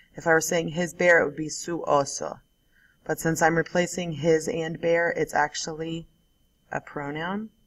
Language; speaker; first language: English; native; English